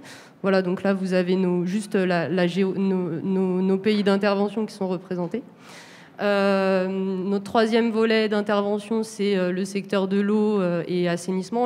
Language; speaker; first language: French; native; French